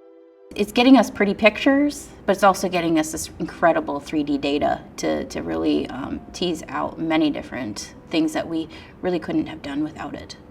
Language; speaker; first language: English; native; English